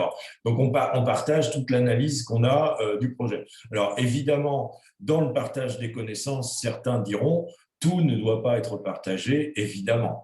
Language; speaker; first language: French; native; French